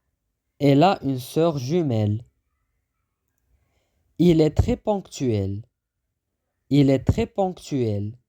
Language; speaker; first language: French; non-native, fluent; Arabic